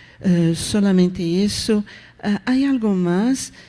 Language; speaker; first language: Spanish; non-native, fluent; Portuguese